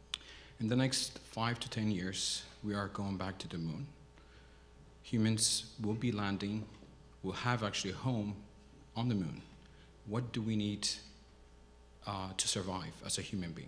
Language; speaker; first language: English; non-native, local second language; Amharic